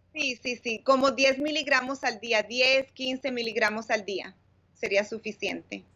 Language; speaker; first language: Spanish; early bilingual, heritage; Spanish